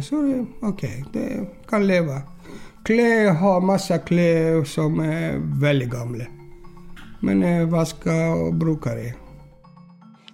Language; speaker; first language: Norwegian; non-native, learner; Greek